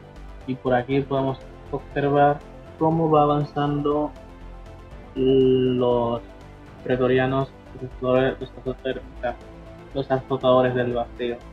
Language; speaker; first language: Spanish; native; Spanish